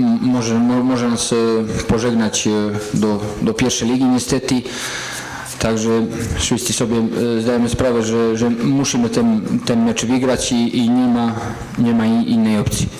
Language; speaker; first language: Polish; non-native, fluent; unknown